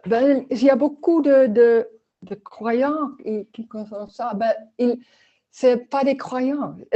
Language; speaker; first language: French; non-native, learner; Dutch